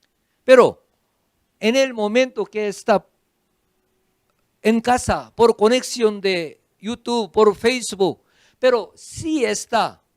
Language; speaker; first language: Spanish; non-native, fluent; Korean